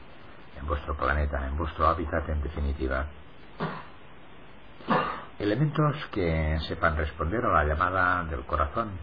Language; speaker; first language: Spanish; native; Spanish